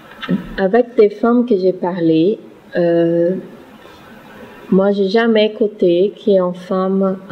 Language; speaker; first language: French; non-native, learner; Portuguese